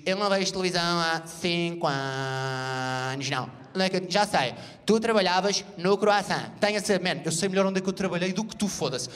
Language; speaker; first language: Portuguese; native; Portuguese